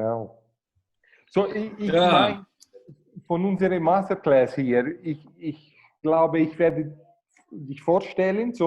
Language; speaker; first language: German; non-native, fluent; Portuguese